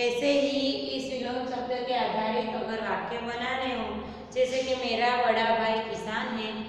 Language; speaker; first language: Hindi; non-native, local second language; Gujarati